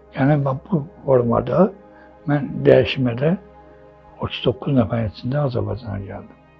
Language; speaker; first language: Azerbaijani; non-native, local second language; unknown